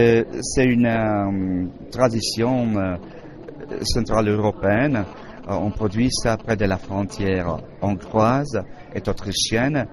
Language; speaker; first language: French; non-native, fluent; Slovenian